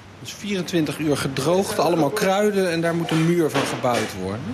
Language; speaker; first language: Dutch; native; Dutch